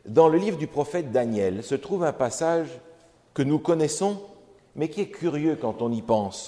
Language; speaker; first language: French; native; French